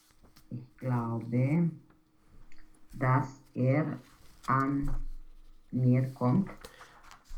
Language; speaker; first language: German; non-native, learner; Romanian